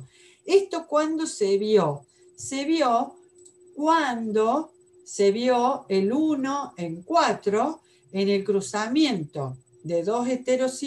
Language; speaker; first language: Spanish; native; Spanish